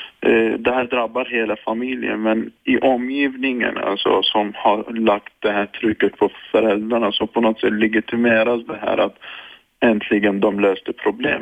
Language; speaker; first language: Swedish; non-native, fluent; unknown